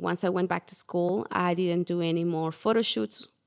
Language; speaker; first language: English; non-native, fluent; Spanish